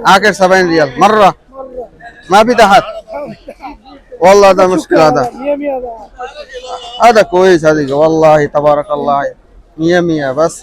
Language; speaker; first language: Arabic; non-native, learner; Bangla